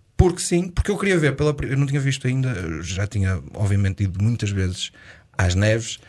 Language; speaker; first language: Portuguese; native; Portuguese